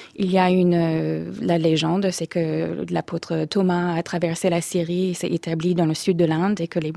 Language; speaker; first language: French; non-native, fluent; English